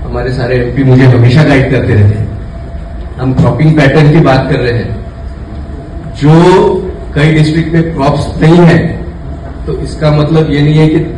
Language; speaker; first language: Hindi; non-native, local second language; Marathi